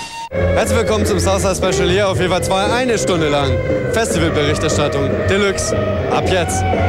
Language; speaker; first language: German; native; German